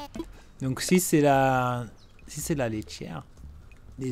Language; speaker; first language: French; native; French